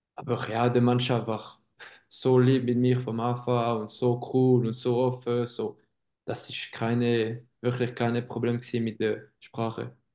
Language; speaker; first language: German; non-native, local second language; French